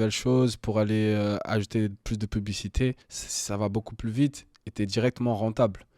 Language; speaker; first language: French; native; French